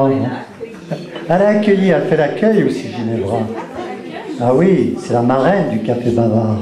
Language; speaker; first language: French; native; French